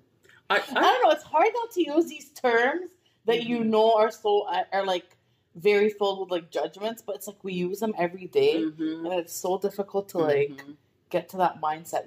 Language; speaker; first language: English; non-native, fluent; Arabic